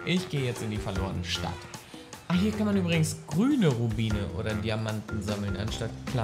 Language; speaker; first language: German; native; German